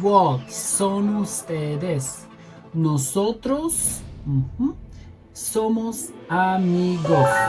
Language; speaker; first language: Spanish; non-native, fluent; Bulgarian